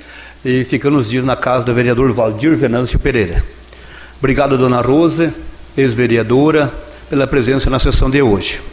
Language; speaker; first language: Portuguese; native; Portuguese